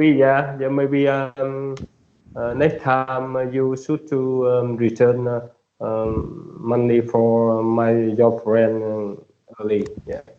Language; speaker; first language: English; non-native, learner; Vietnamese